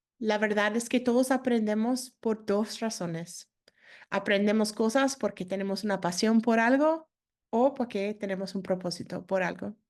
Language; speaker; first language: Spanish; non-native, fluent; English